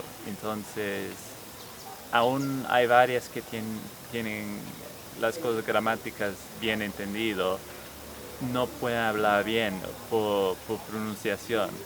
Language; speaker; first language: Spanish; non-native, fluent; English